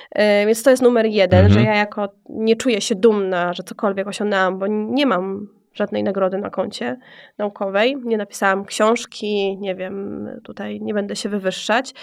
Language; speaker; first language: Polish; native; Polish